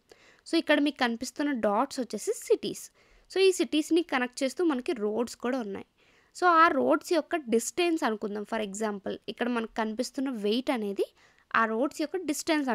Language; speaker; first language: Telugu; native; Telugu